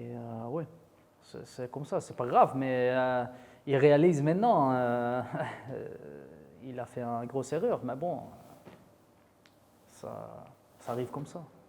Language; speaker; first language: French; non-native, fluent; Dutch